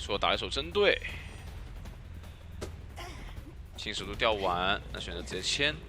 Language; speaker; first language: Chinese; native; Chinese